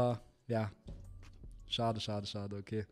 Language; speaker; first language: German; native; German